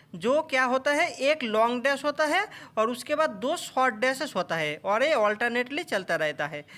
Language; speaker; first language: Hindi; non-native, local second language; Bangla